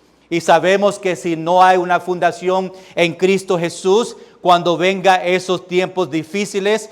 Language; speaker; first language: Spanish; early bilingual, heritage; Spanish